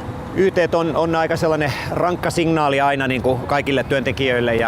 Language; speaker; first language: Finnish; native; Finnish